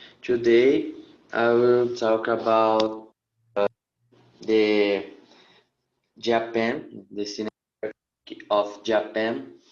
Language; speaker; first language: English; non-native, learner; Portuguese